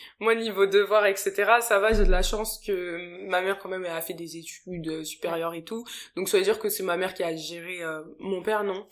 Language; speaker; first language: French; native; French